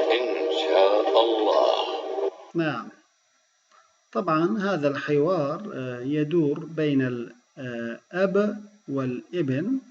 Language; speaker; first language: Arabic; non-native, fluent; Turkish